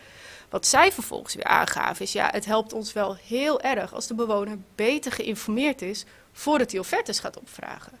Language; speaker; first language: Dutch; native; Dutch